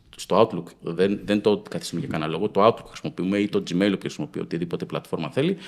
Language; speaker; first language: Greek; native; Greek